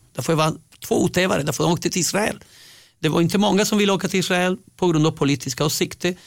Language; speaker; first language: Swedish; non-native, fluent; Spanish